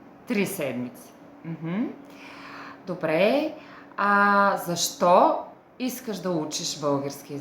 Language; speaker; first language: Bulgarian; native; Bulgarian